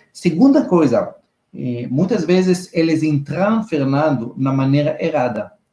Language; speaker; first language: Portuguese; non-native, fluent; Hebrew